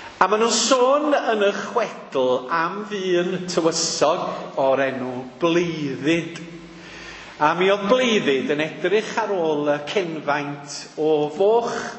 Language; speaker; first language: Welsh; native; Welsh